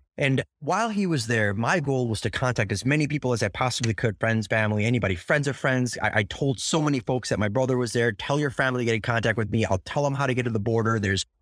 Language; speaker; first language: English; early bilingual, other home language; Russian